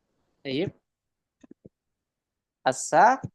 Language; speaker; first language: Arabic; non-native, fluent; Indonesian